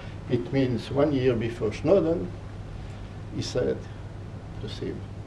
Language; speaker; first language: English; non-native, fluent; French